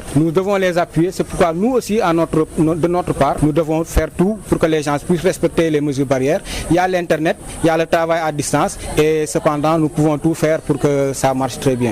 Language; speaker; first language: French; non-native, local second language; Wolof